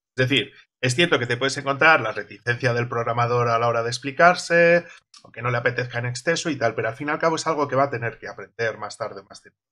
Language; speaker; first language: Spanish; native; Spanish